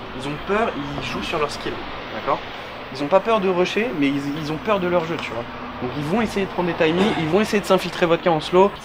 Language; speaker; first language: French; native; French